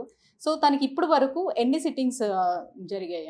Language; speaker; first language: Telugu; native; Telugu